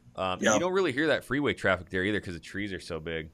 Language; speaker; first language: English; native; English